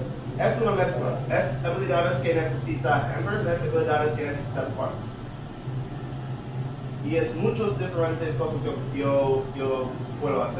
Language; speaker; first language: Spanish; non-native, learner; English